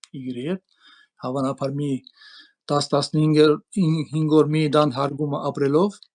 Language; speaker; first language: Armenian; early bilingual, heritage; Armenian